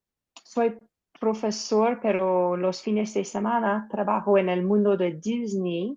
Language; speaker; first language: Spanish; non-native, learner; English